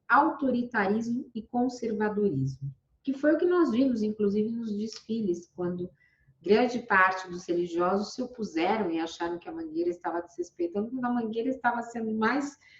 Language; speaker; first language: Portuguese; native; Portuguese